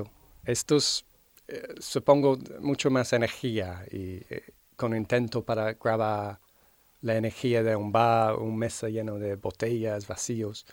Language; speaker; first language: Spanish; non-native, fluent; English